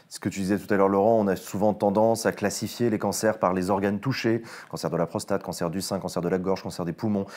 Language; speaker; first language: French; native; French